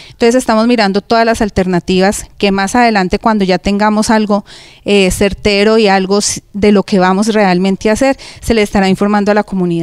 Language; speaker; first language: Spanish; native; Spanish